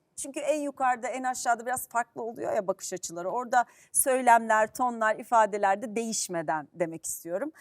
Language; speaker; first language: Turkish; native; Turkish